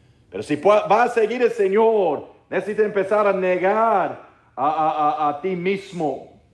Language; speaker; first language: Spanish; non-native, learner; English